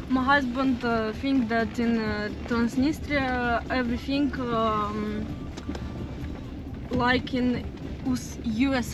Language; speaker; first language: English; non-native, learner; Russian